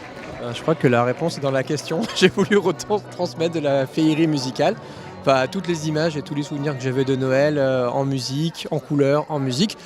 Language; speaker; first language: French; native; French